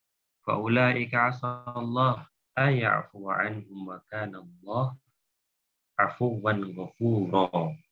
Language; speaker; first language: Arabic; non-native, fluent; Indonesian